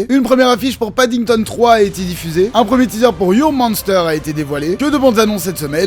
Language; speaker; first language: French; native; French